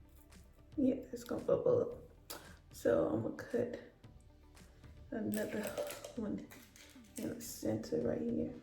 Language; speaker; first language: English; native; English